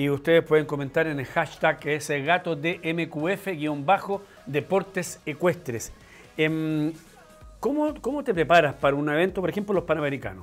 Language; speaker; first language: Spanish; native; Spanish